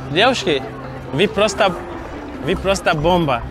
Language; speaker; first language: Russian; non-native, learner; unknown